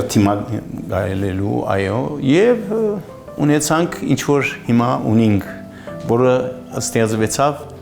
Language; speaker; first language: Armenian; early bilingual, heritage; Armenian